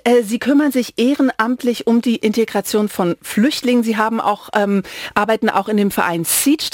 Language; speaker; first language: German; native; German